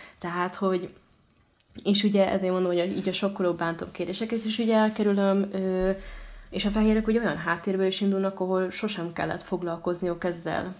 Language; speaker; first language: Hungarian; early bilingual, other home language; Arabic